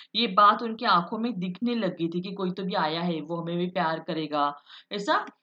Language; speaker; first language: Hindi; non-native, local second language; Marathi